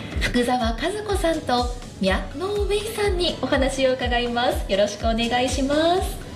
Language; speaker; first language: Japanese; native; Japanese